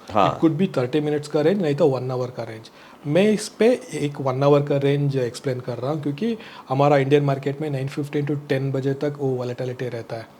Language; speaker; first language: Hindi; non-native, local second language; Kannada